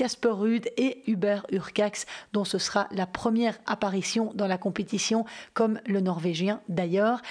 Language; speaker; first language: French; native; French